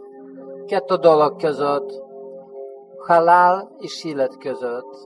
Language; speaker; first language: Hungarian; non-native, fluent; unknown